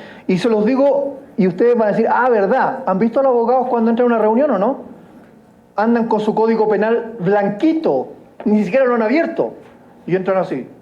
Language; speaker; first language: Spanish; native; Spanish